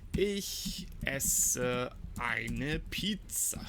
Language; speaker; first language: German; non-native, fluent; English